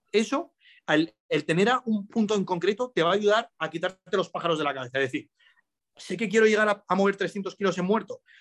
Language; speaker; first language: Spanish; early bilingual, other home language; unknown